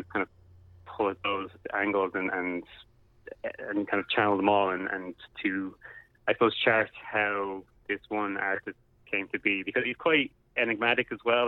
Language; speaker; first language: English; native; English